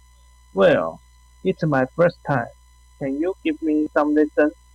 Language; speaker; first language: English; non-native, learner; Chinese